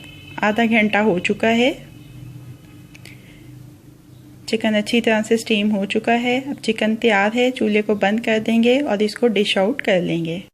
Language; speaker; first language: Urdu; native; Urdu